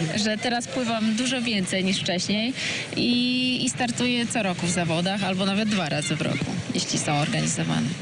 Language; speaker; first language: Polish; native; Polish